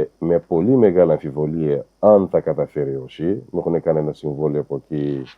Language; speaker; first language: Greek; non-native, fluent; Portuguese